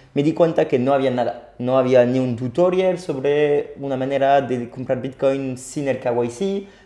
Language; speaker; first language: Spanish; non-native, fluent; French